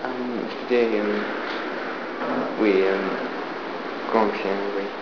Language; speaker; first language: French; non-native, learner; English